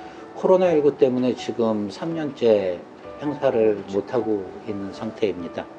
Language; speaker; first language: Korean; native; Korean